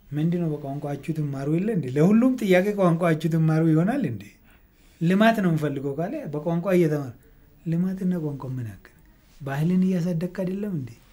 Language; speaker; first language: Amharic; non-native, local second language; Oromo